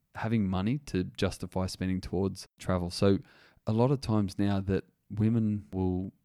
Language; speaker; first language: English; native; English